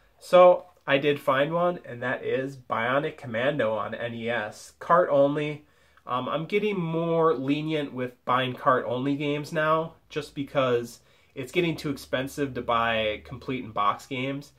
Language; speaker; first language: English; native; English